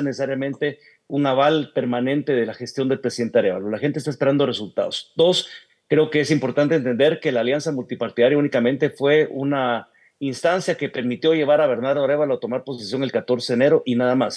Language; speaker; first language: Spanish; native; Spanish